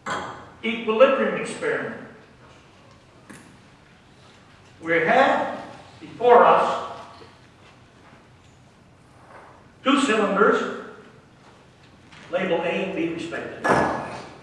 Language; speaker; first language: English; native; English